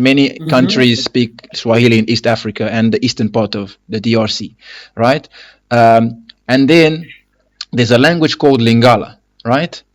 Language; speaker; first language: English; non-native, fluent; Lingala